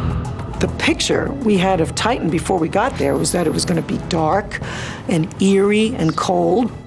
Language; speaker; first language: English; native; English